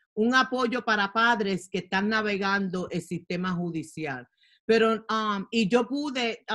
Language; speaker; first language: Spanish; early bilingual, heritage; Spanish